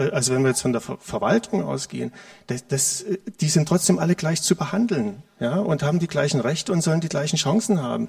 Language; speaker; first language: German; native; German